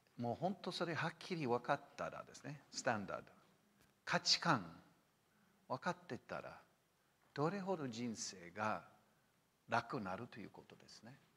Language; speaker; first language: Japanese; non-native, fluent; English